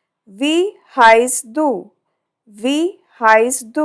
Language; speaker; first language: German; non-native, fluent; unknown